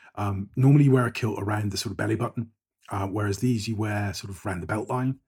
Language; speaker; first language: English; native; English